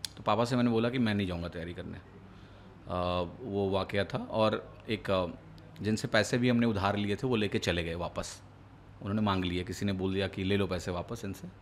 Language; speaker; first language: Hindi; native; Hindi